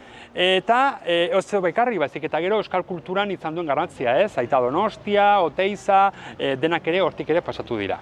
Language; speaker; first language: Basque; native; Basque